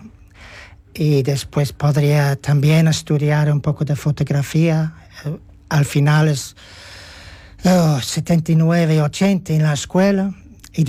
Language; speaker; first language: Spanish; non-native, fluent; English